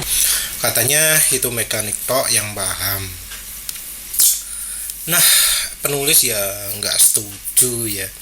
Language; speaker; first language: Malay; non-native, local second language; Javanese